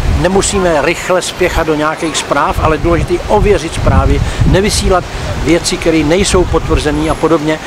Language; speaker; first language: Czech; native; Czech